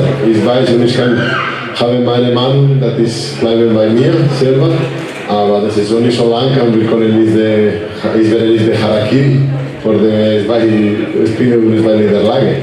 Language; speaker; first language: German; non-native, learner; Spanish